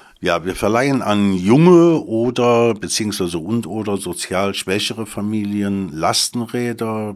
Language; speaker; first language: German; native; German